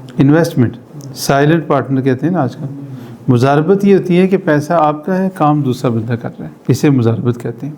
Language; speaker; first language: Urdu; native; Urdu